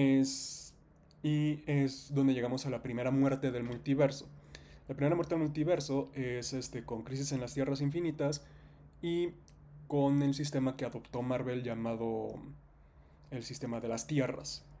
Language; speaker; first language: Spanish; native; Spanish